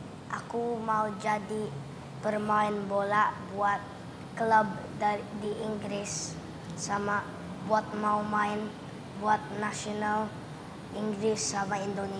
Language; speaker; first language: Indonesian; early bilingual, heritage; English